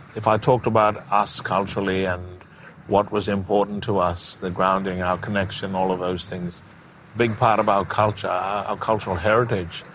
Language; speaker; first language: English; native; English